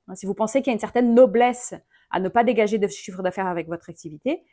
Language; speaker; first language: French; non-native, fluent; Portuguese